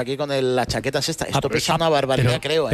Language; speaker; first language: Spanish; native; Spanish